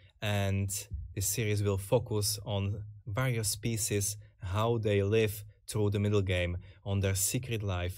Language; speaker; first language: English; non-native, fluent; Slovak